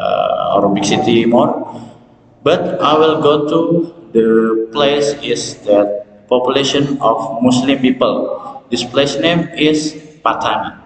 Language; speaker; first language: English; non-native, learner; Indonesian